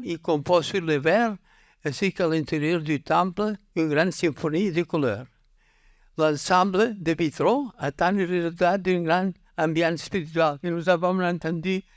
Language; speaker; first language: French; non-native, learner; Catalan